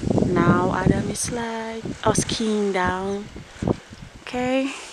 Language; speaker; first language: English; non-native, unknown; Indonesian